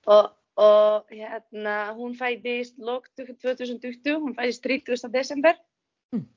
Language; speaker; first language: Icelandic; non-native, fluent; Czech